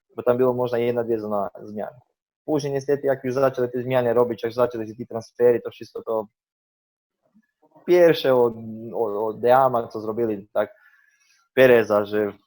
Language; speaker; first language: Polish; non-native, fluent; Croatian